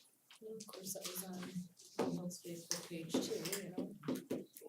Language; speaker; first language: English; native; English